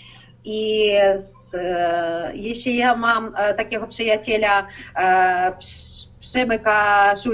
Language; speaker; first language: Polish; non-native, learner; Ukrainian